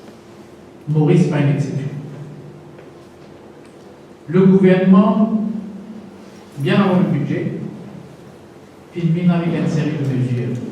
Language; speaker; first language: French; non-native, local second language; Morisyen